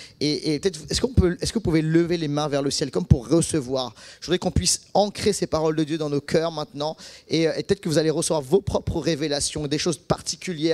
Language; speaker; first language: French; native; French